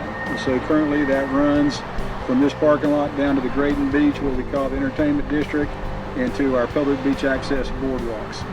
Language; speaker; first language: English; native; English